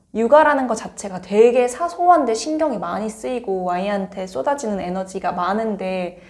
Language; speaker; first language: Korean; native; Korean